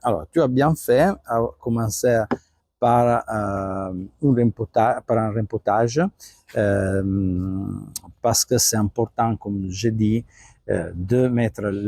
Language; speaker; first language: French; non-native, fluent; Italian